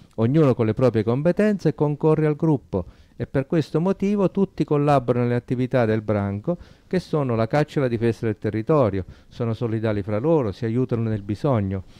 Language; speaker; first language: Italian; native; Italian